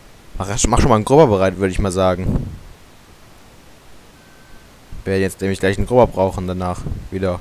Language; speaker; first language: German; native; German